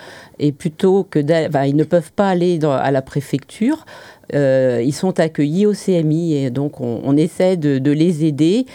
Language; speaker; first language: French; native; French